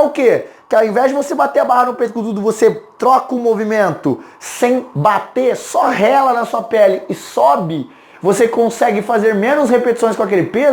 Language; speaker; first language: Portuguese; native; Portuguese